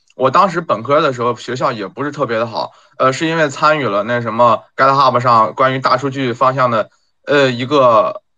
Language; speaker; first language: Chinese; native; Chinese